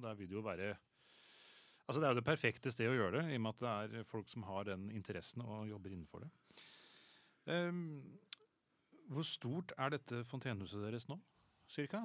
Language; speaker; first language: Norwegian; native; Norwegian